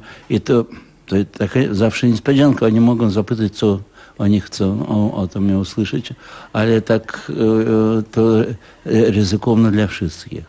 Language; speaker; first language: Polish; non-native, fluent; Russian